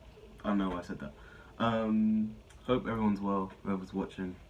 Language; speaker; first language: English; native; English